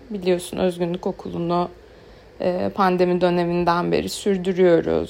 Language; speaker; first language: Turkish; native; Turkish